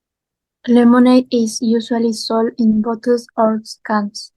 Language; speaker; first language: English; non-native, learner; Spanish